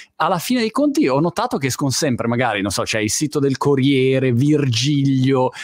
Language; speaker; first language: Italian; native; Italian